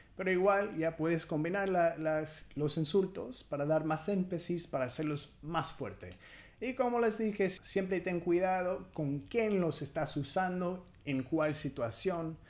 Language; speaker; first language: Spanish; non-native, fluent; English